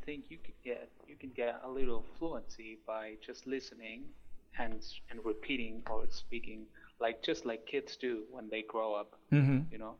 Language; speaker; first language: English; non-native, fluent; Spanish